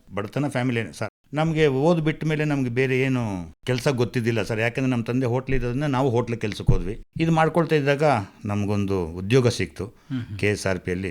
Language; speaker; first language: Kannada; native; Kannada